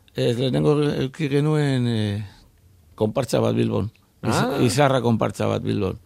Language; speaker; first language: Basque; non-native, local second language; Spanish